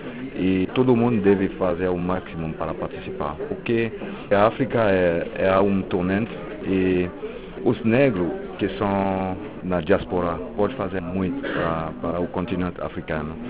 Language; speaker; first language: Portuguese; non-native, local second language; French